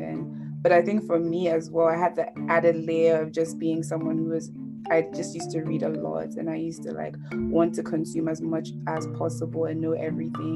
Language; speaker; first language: English; non-native, local second language; Akan